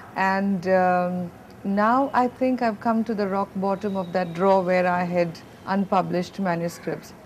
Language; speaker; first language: English; non-native, local second language; Malayalam